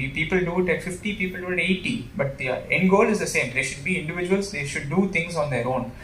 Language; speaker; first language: English; non-native, local second language; Tamil